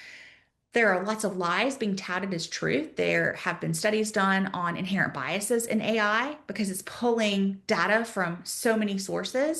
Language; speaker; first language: English; native; English